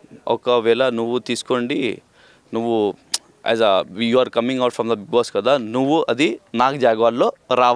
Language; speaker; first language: Telugu; non-native, learner; Hindi